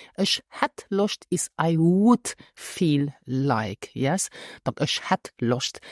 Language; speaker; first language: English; non-native, fluent; Luxembourgish